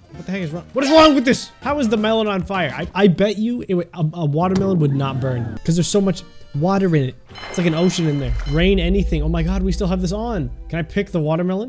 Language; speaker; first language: English; native; English